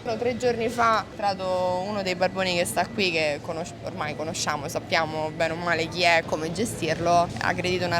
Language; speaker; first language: Italian; native; Italian